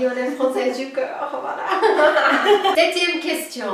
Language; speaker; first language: French; non-native, fluent; Portuguese